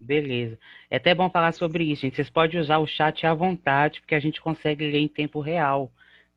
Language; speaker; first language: Portuguese; native; Portuguese